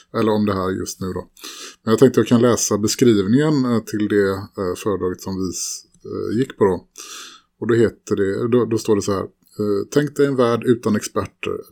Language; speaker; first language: Swedish; native; Swedish